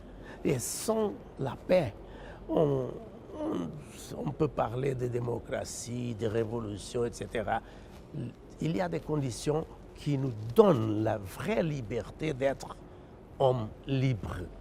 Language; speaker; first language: French; non-native, fluent; Portuguese